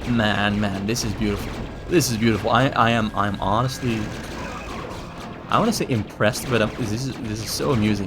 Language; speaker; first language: English; native; English